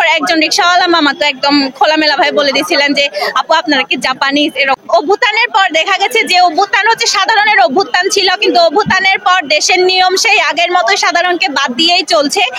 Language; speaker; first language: Bangla; non-native, local second language; Chakma